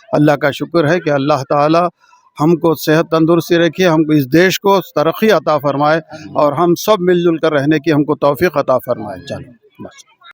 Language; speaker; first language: Urdu; native; Urdu